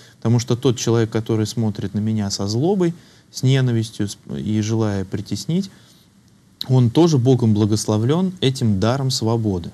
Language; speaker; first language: Russian; native; Russian